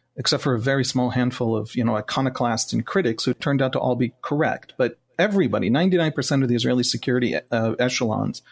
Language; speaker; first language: English; non-native, fluent; Hebrew